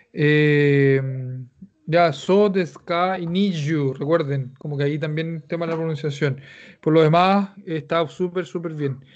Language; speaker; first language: Spanish; native; Spanish